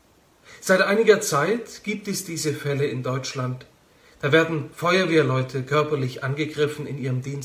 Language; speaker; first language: German; native; German